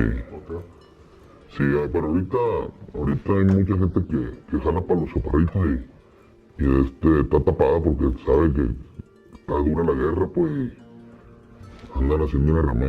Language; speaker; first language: Spanish; native; Spanish